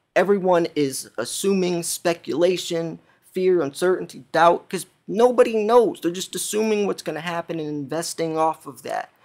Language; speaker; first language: English; native; English